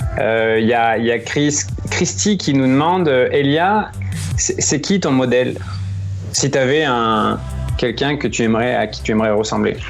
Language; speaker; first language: French; native; French